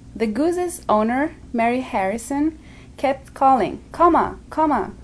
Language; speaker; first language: English; non-native, fluent; Arabic